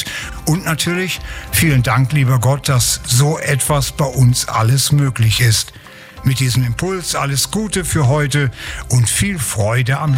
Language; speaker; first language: German; native; German